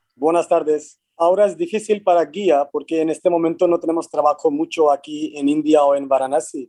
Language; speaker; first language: Spanish; non-native, fluent; Hindi